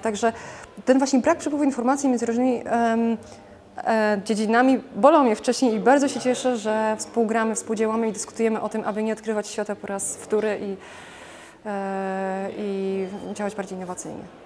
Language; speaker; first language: Polish; native; Polish